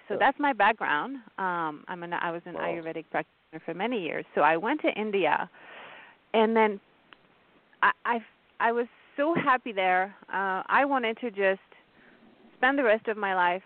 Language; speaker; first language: English; non-native, fluent; French